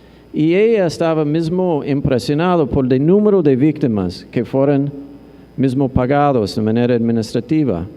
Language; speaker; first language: Spanish; non-native, fluent; English